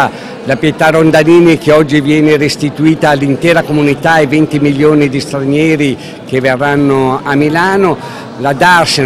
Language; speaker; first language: Italian; native; Italian